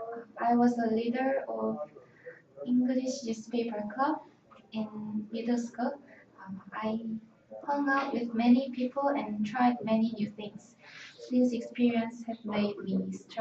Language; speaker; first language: English; non-native, learner; Korean